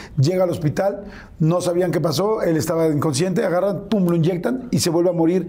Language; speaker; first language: Spanish; native; Spanish